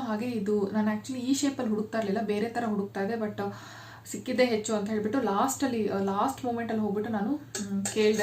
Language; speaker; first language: Kannada; native; Kannada